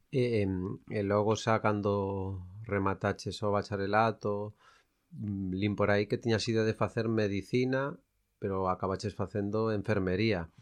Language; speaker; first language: Galician; native; Galician